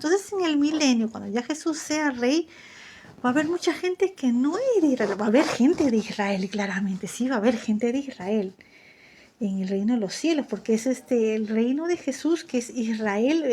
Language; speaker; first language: Spanish; native; Spanish